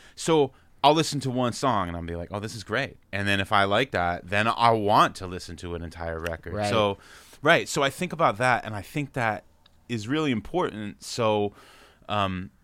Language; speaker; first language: English; native; English